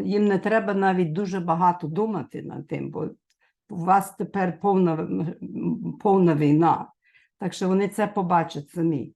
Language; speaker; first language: Ukrainian; early bilingual, heritage; Ukrainian